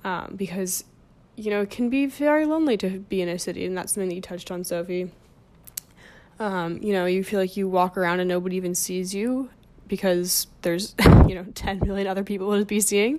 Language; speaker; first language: English; native; English